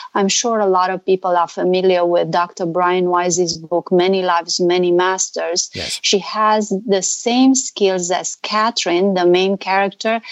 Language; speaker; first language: English; non-native, fluent; Romanian